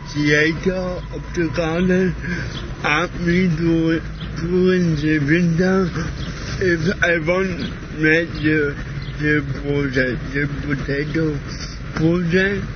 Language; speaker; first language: English; non-native, learner; German